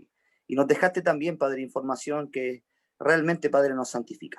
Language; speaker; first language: Spanish; native; Spanish